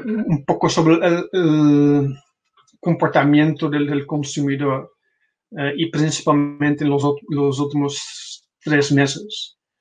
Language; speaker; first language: Spanish; non-native, fluent; Dutch